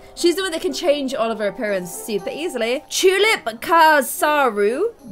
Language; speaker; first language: English; native; English